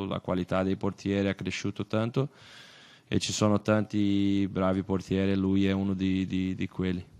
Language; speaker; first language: Italian; non-native, fluent; Portuguese